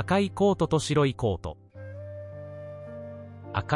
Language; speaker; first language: Japanese; non-native, learner; English